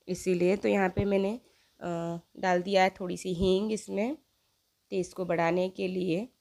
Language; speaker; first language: Hindi; native; Hindi